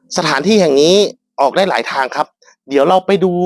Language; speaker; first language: Thai; native; Thai